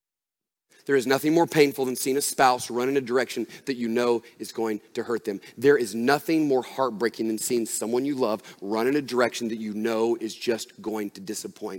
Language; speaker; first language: English; native; English